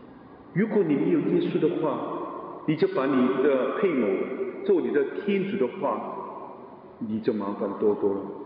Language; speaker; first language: Chinese; non-native, local second language; Cantonese